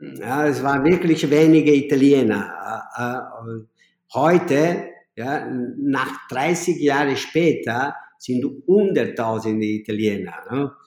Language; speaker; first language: German; non-native, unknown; Italian